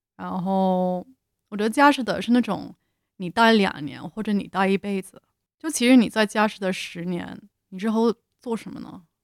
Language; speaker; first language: Chinese; non-native, fluent; English